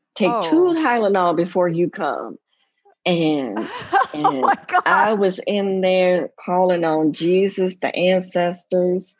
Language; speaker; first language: English; native; English